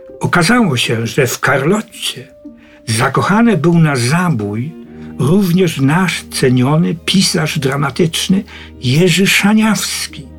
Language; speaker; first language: Polish; native; Polish